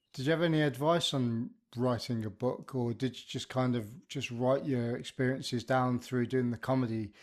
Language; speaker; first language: English; native; English